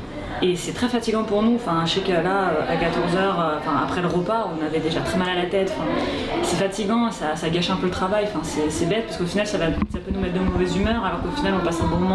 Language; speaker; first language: French; native; French